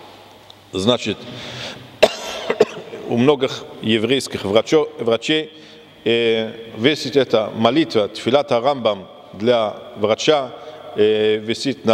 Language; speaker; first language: Russian; non-native, fluent; German